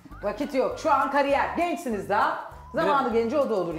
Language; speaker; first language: Turkish; native; Turkish